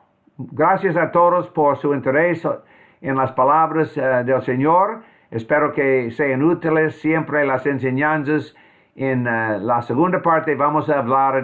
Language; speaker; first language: Spanish; non-native, fluent; English